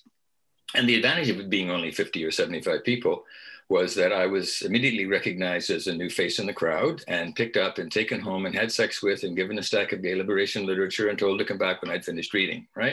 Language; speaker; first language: English; native; English